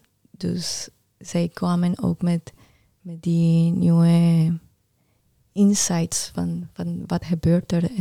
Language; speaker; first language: Dutch; non-native, learner; Spanish